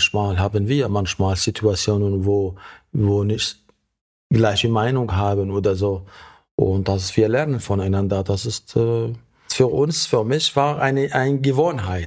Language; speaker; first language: German; non-native, fluent; Arabic